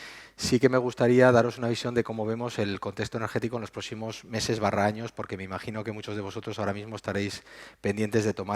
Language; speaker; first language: Spanish; native; Spanish